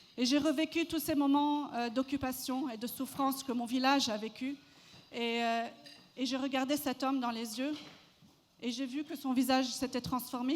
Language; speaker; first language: French; non-native, local second language; Arabic